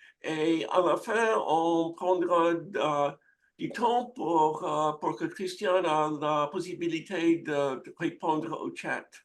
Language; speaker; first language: French; non-native, fluent; English